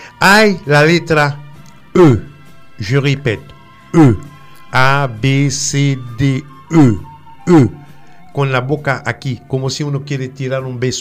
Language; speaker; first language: Spanish; non-native, fluent; French